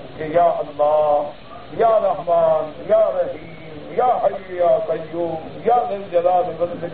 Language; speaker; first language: Urdu; early bilingual, heritage; Urdu